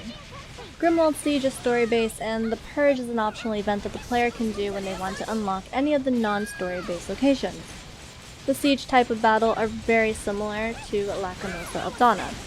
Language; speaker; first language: English; native; English